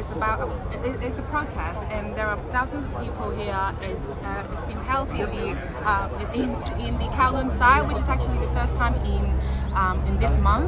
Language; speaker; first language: English; non-native, local second language; Cantonese